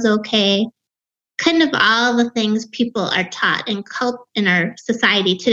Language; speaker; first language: English; native; English